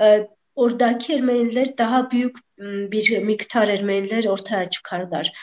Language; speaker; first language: Turkish; non-native, fluent; Armenian